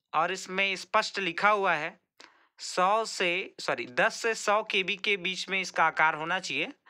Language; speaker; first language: Hindi; native; Hindi